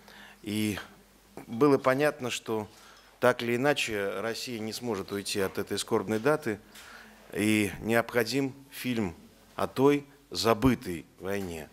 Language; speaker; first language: Russian; native; Russian